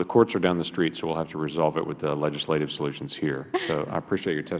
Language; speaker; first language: English; native; English